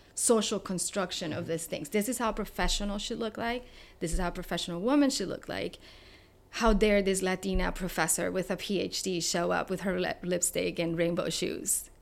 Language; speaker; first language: English; non-native, fluent; Spanish